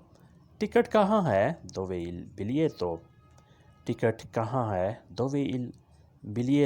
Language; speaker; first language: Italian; non-native, learner; Urdu